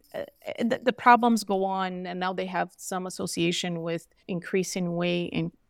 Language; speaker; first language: English; non-native, fluent; Portuguese